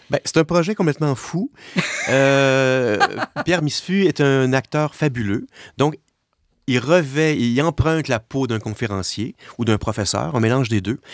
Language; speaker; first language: French; native; French